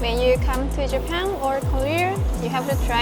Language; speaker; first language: English; non-native, learner; Japanese